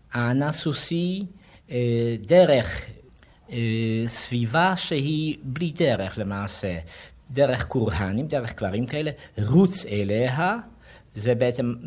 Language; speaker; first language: Hebrew; non-native, fluent; Polish